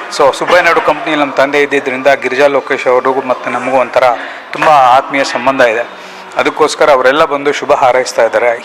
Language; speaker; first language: Kannada; native; Kannada